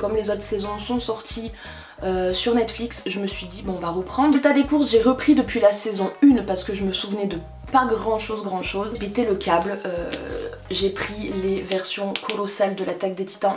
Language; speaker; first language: French; native; French